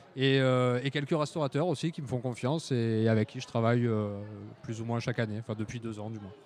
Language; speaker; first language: French; native; French